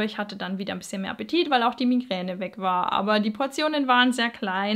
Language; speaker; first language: German; native; German